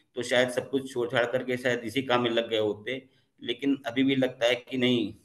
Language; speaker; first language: Hindi; native; Hindi